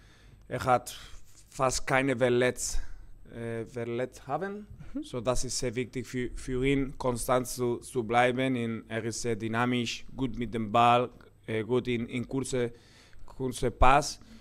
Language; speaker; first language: German; non-native, learner; Spanish